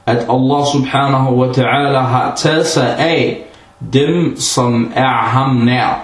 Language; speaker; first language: Danish; early bilingual, other home language; Arabic